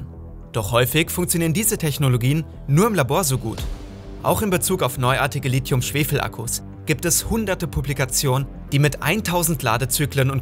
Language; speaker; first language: German; native; German